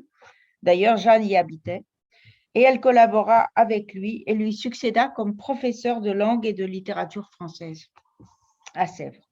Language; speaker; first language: French; native; French